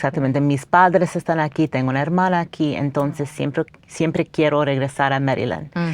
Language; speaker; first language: Spanish; non-native, fluent; English